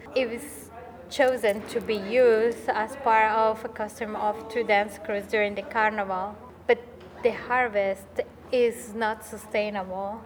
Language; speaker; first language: English; non-native, fluent; Spanish